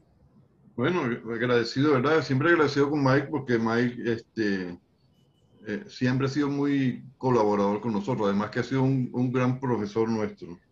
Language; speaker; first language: Spanish; native; Spanish